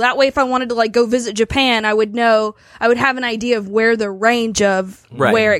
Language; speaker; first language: English; native; English